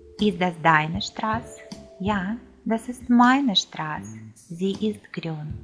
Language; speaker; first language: German; non-native, fluent; Ukrainian